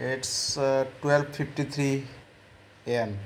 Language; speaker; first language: English; non-native, learner; Bangla